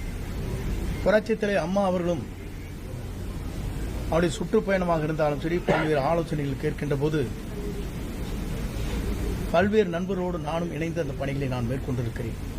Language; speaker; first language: Tamil; native; Tamil